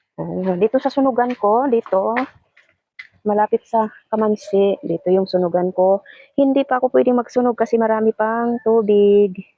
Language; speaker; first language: Filipino; non-native, local second language; Cebuano